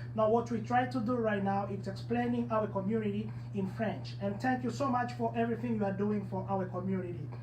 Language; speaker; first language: English; non-native, learner; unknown